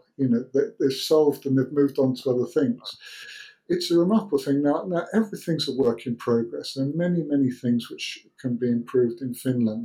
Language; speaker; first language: English; native; English